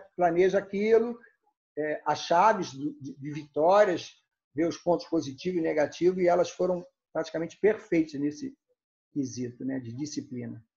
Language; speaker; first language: Portuguese; native; Portuguese